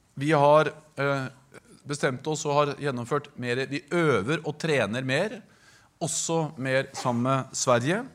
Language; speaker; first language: Norwegian; native; Norwegian